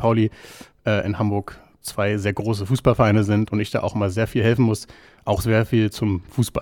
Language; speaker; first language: German; native; German